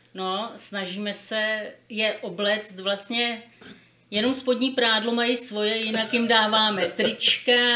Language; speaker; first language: Czech; native; Czech